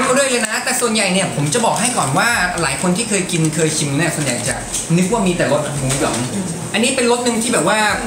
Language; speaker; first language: Thai; native; Thai